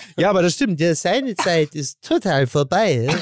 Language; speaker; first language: German; native; German